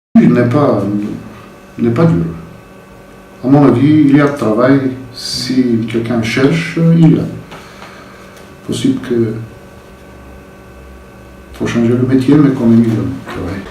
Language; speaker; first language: French; non-native, fluent; Bulgarian